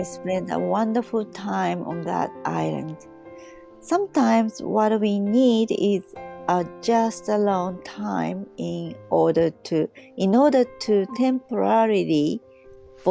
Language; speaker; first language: English; non-native, learner; Japanese